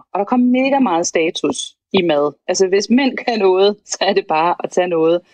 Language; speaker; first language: Danish; native; Danish